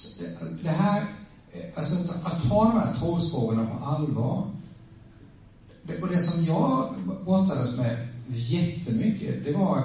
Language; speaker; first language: Swedish; native; Swedish